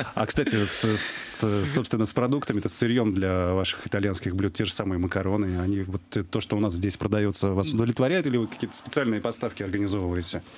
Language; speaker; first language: Russian; native; Russian